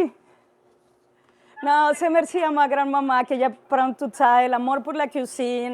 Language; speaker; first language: French; non-native, learner; Spanish